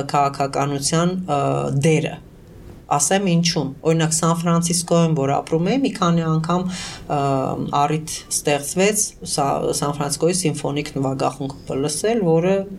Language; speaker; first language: Armenian; early bilingual, heritage; Armenian